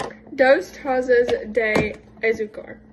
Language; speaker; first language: Spanish; non-native, learner; English